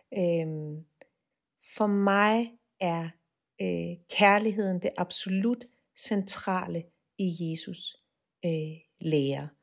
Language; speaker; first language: Danish; native; Danish